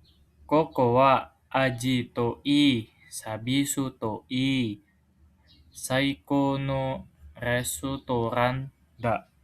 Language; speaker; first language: Japanese; non-native, learner; Indonesian